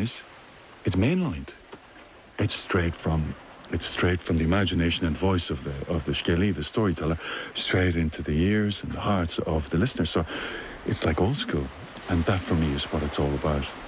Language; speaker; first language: English; native; English